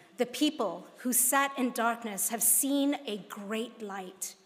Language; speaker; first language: English; non-native, local second language; Cantonese